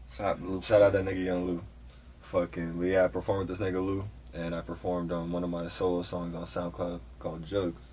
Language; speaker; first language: English; native; English